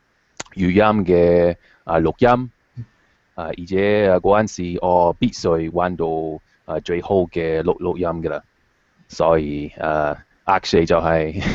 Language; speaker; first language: Chinese; non-native, fluent; English